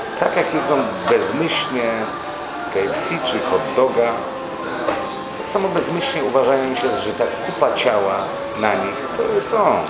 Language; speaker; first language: Polish; native; Polish